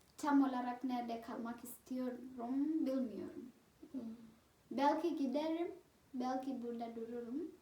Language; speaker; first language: Turkish; non-native, fluent; Swahili